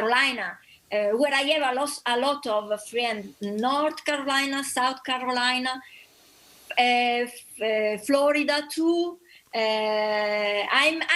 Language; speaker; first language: English; non-native, learner; Italian